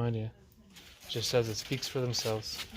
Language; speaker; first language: English; native; English